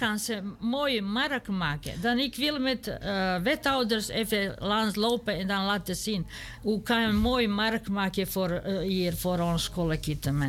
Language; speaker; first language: Dutch; non-native, learner; Serbian